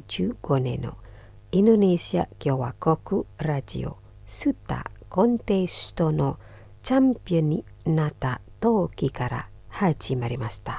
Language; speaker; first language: Japanese; non-native, fluent; Indonesian